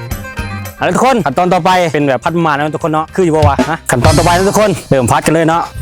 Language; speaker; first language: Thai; non-native, local second language; Northeastern Thai